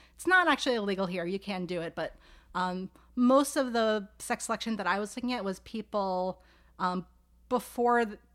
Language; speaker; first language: English; native; English